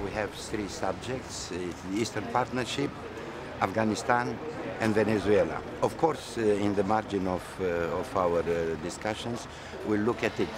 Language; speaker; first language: English; non-native, fluent; Romanian